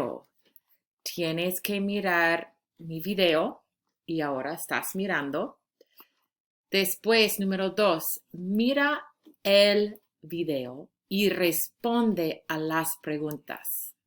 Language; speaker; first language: Spanish; non-native, fluent; English